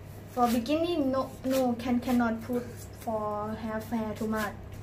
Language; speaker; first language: English; non-native, learner; Thai